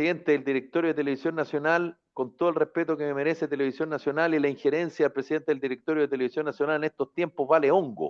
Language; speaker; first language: Spanish; native; Spanish